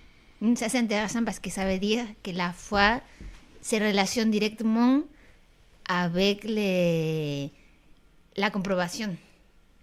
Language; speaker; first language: French; non-native, fluent; Spanish